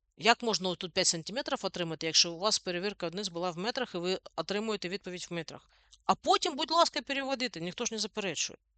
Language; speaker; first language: Ukrainian; native; Ukrainian